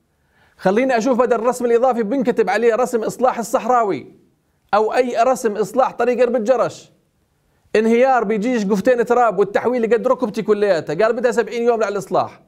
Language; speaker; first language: Arabic; native; Arabic